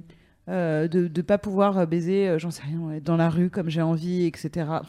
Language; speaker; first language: French; native; French